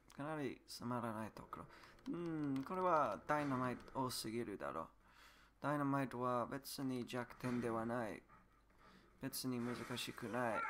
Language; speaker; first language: Japanese; non-native, fluent; English